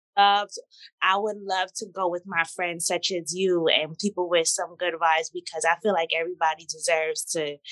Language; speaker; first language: English; native; English